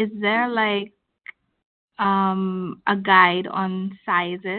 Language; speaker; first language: English; native; English